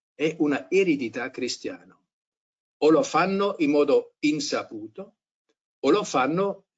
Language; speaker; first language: Italian; non-native, fluent; German